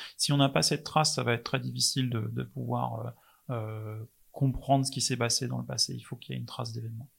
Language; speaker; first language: French; non-native, fluent; English